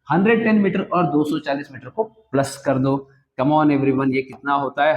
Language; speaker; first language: Hindi; non-native, local second language; Kannada